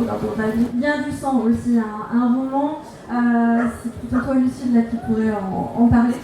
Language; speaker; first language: French; native; French